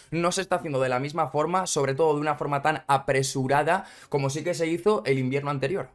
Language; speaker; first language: Spanish; native; Spanish